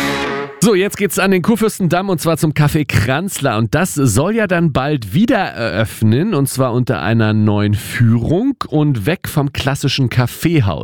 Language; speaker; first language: German; native; German